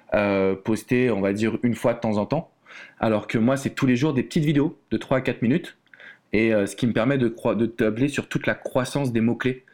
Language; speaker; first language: French; native; French